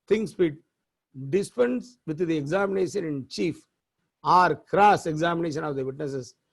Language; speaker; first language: English; non-native, local second language; Tamil